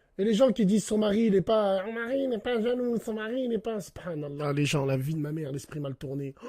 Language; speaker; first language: French; early bilingual, other home language; Arabic